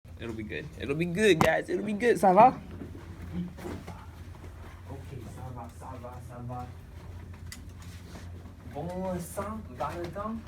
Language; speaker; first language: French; non-native, fluent; English